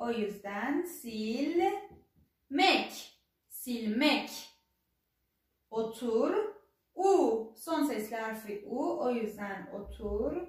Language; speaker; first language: Turkish; non-native, fluent; Persian